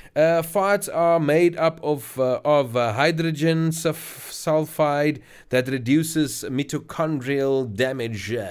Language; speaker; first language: English; non-native, local second language; Afrikaans